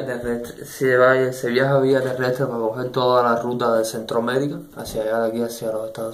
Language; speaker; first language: Spanish; native; Spanish